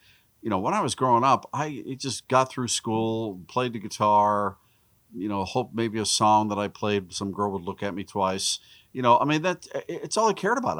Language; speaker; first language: English; native; English